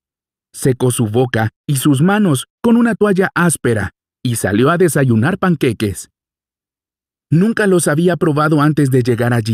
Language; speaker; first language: Spanish; native; Spanish